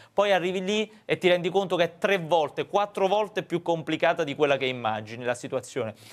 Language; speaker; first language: Italian; native; Italian